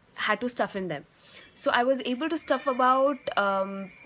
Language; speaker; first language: English; non-native, local second language; Tamil